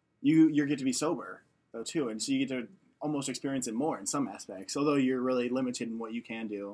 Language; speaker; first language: English; native; English